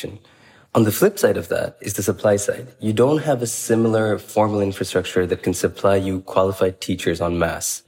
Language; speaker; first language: English; non-native, local second language; Bangla